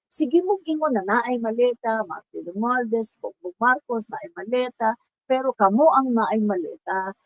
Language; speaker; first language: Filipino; non-native, local second language; Cebuano